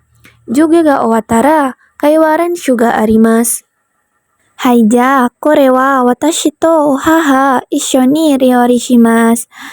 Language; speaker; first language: Japanese; non-native, learner; Indonesian